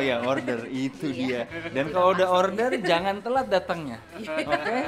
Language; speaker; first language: Indonesian; native; Indonesian